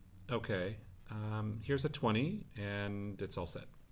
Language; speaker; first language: English; native; English